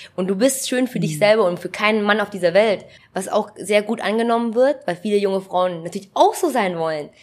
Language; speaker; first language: German; early bilingual, other home language; Vietnamese